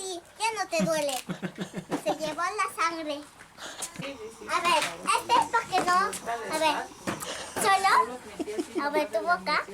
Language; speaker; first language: Spanish; native; Spanish